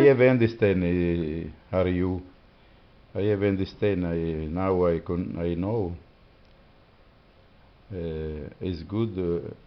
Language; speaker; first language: English; non-native, learner; French